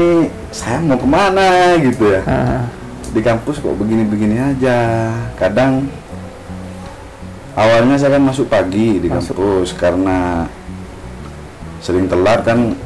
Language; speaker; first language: Indonesian; non-native, local second language; Madurese